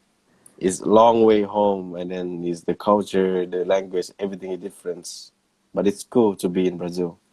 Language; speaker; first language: English; non-native, learner; Thai